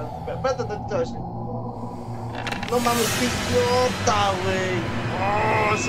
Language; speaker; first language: Spanish; native; Spanish